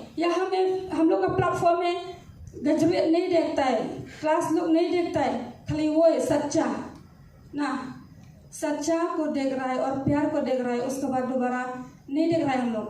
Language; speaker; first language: Hindi; non-native, local second language; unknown